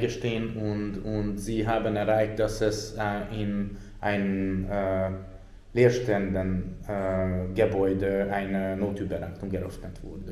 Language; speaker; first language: German; non-native, fluent; Hungarian